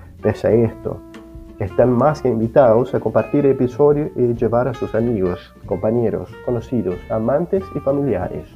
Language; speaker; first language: Spanish; non-native, fluent; Portuguese